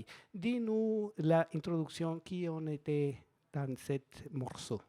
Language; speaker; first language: French; non-native, fluent; Spanish